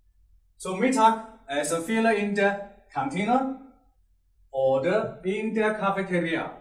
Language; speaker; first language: German; non-native, learner; Chinese